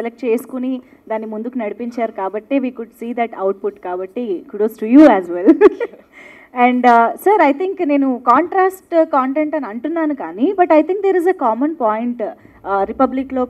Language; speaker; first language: Telugu; native; Telugu